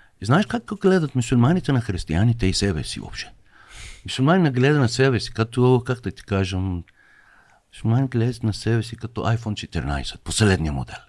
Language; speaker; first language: Bulgarian; non-native, fluent; Persian